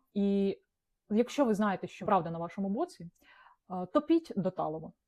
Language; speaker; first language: Ukrainian; non-native, local second language; Russian